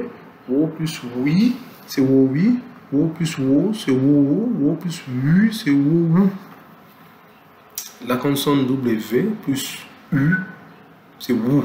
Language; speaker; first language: French; non-native, local second language; Lingala